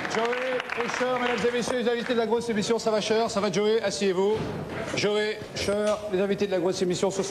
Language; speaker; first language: French; native; French